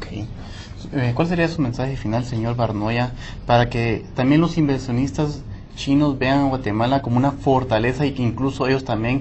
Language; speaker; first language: Spanish; native; Spanish